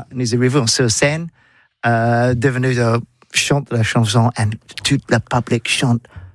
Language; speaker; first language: French; non-native, learner; English